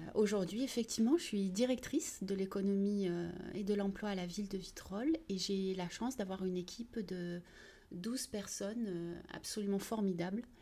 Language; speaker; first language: French; early bilingual, other home language; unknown